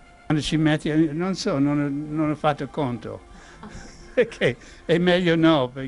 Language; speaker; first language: Italian; non-native, fluent; English